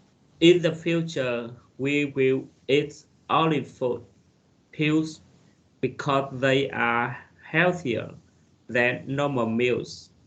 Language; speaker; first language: English; non-native, learner; Vietnamese